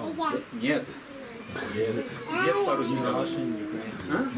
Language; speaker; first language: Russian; non-native, learner; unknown